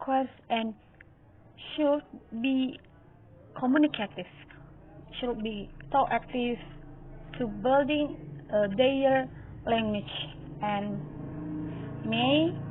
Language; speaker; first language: English; non-native, learner; Indonesian